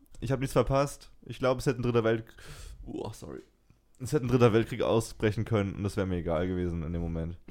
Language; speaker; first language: German; native; German